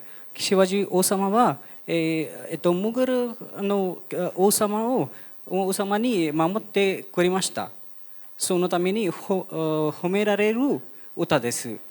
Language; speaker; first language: Japanese; non-native, fluent; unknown